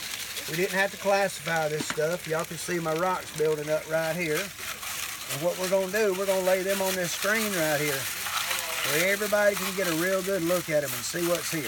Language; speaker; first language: English; native; English